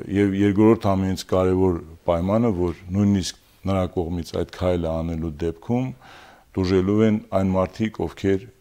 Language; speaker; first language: Armenian; native; Armenian